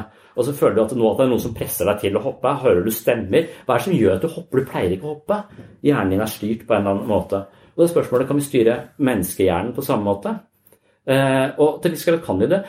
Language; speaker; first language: Norwegian; native; Norwegian